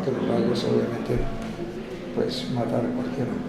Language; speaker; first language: Spanish; native; Spanish